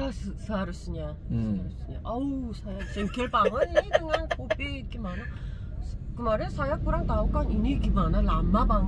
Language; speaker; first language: Indonesian; non-native, learner; Korean